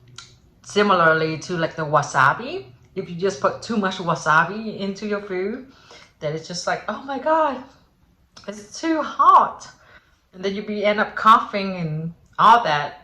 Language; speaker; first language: English; early bilingual, other home language; Vietnamese